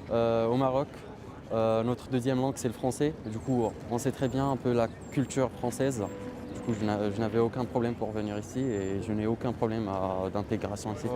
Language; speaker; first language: French; non-native, local second language; Arabic